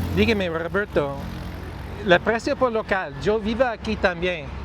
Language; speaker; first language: Spanish; non-native, learner; English